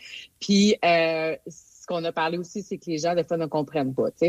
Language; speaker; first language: French; native; French